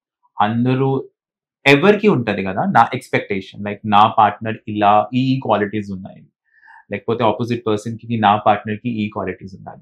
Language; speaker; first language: Telugu; non-native, fluent; Bangla